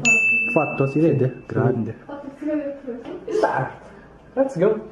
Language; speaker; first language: Italian; early bilingual, other home language; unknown